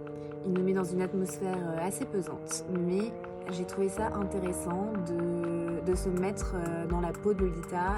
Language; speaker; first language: French; native; French